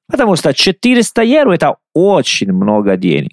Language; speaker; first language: Russian; non-native, learner; Italian